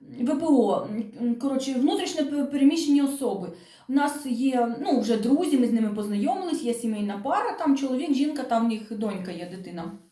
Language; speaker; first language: Ukrainian; non-native, local second language; Russian